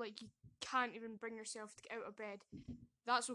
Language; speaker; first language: English; native; English